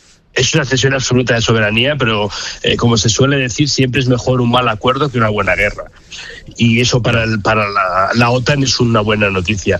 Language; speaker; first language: Spanish; native; Spanish